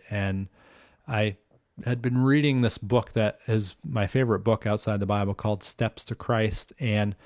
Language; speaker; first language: English; native; English